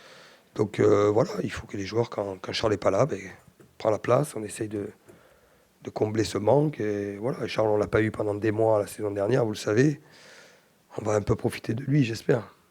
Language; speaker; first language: French; native; French